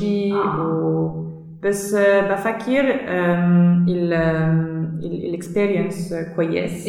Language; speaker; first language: Arabic; non-native, learner; German